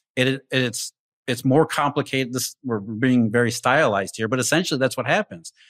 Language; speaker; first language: English; native; English